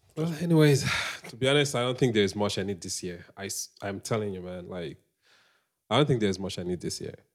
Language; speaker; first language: English; non-native, local second language; Igbo